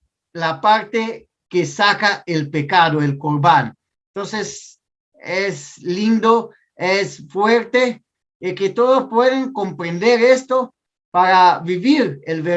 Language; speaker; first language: Spanish; non-native, fluent; Portuguese